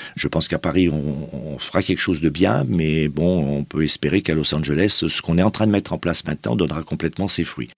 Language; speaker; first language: French; native; French